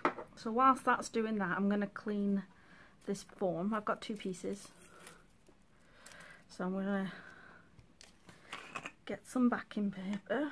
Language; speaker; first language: English; native; English